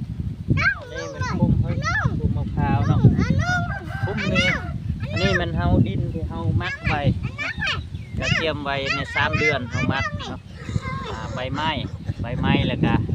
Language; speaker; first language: Thai; non-native, local second language; Lao